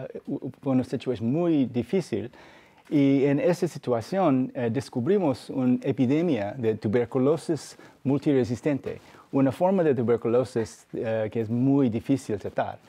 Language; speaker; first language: Spanish; non-native, fluent; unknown